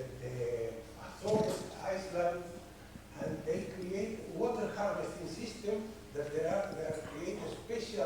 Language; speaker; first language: English; non-native, fluent; Spanish